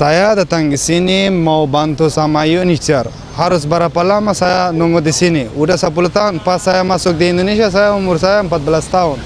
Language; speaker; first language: Indonesian; early bilingual, other home language; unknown